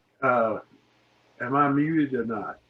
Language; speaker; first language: English; native; English